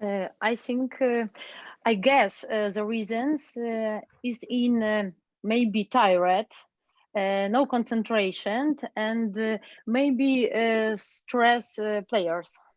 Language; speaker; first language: English; non-native, learner; Ukrainian